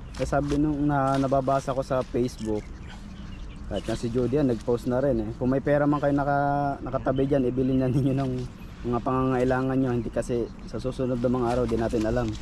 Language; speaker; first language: Filipino; native; Filipino